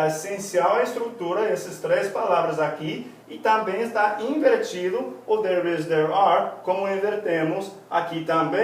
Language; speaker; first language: Portuguese; non-native, fluent; English